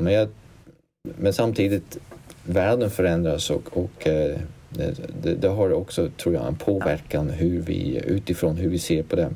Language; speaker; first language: Swedish; non-native, fluent; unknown